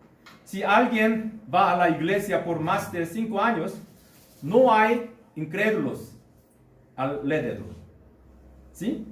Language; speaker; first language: Spanish; non-native, learner; Korean